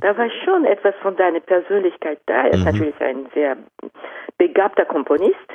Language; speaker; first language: German; non-native, fluent; Japanese